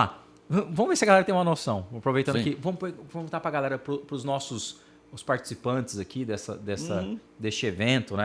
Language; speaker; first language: Portuguese; native; Portuguese